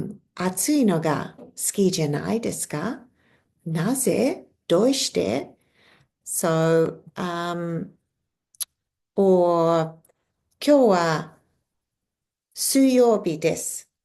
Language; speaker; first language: Japanese; non-native, fluent; English